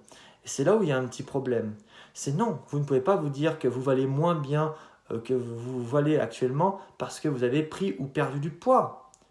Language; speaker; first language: French; native; French